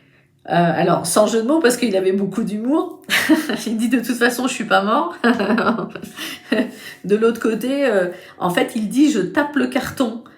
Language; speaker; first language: French; native; French